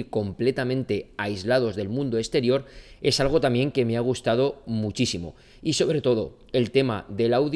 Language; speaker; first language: Spanish; native; Spanish